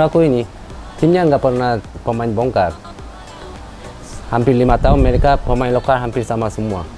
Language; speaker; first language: Indonesian; non-native, fluent; Korean